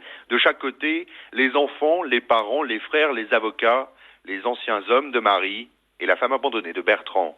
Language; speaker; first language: French; native; French